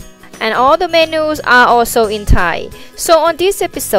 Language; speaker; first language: English; non-native, fluent; Thai